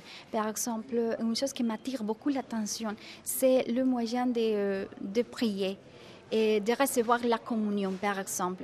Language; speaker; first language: French; non-native, fluent; Spanish